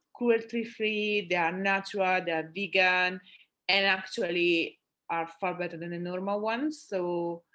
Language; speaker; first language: English; non-native, fluent; Italian